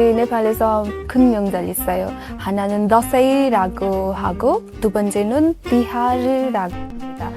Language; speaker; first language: Korean; non-native, learner; Nepali